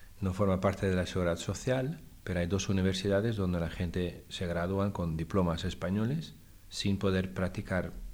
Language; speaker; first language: Spanish; non-native, fluent; Dutch